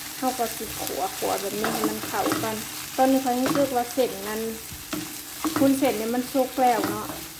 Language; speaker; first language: Thai; native; Thai